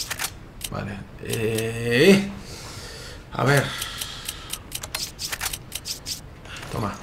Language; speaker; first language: Spanish; native; Spanish